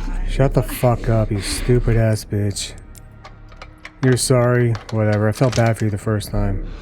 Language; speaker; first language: English; native; English